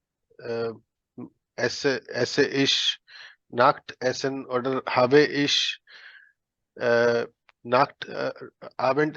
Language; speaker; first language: German; non-native, fluent; Hindi